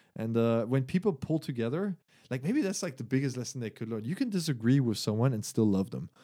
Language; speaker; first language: English; non-native, fluent; German